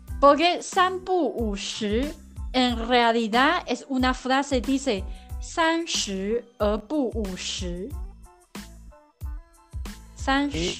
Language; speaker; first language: Spanish; non-native, learner; Chinese